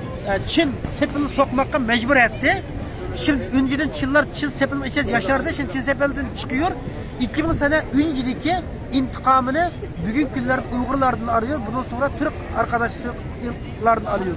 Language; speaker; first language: Turkish; non-native, learner; Uyghur